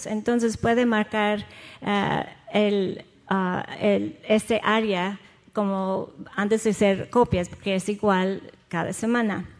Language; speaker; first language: Spanish; non-native, fluent; English